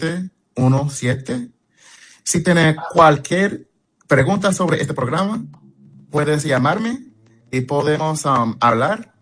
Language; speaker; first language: Spanish; early bilingual, heritage; English